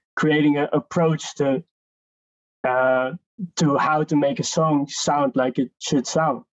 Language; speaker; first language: English; non-native, fluent; Dutch